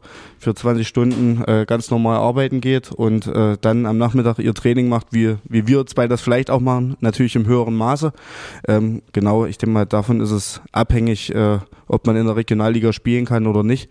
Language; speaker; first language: German; native; German